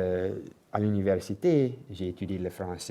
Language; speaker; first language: French; non-native, local second language; English